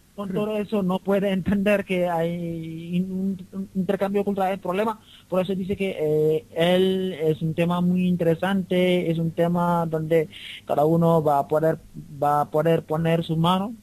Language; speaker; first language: Spanish; non-native, learner; Wolof